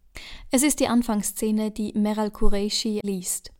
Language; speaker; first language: German; native; German